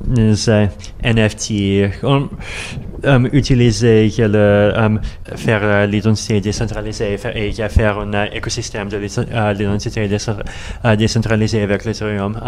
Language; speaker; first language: French; non-native, learner; Russian